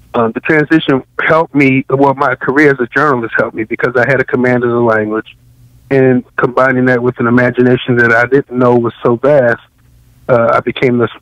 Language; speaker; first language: English; native; English